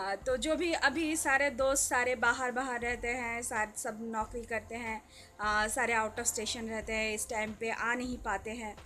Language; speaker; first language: Hindi; non-native, local second language; Bangla